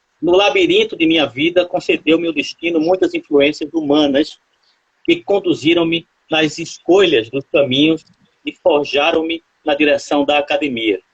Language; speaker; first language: Portuguese; native; Portuguese